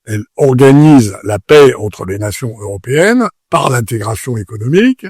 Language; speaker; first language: French; native; French